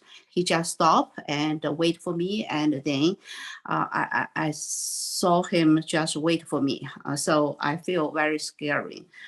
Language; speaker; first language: English; non-native, learner; Chinese